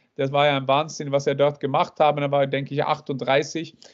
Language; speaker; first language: German; non-native, fluent; Norwegian